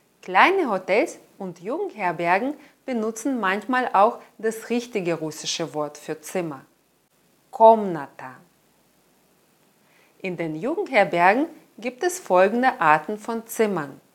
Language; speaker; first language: German; non-native, fluent; Russian